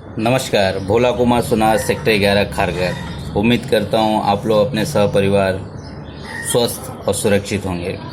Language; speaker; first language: Hindi; native; Hindi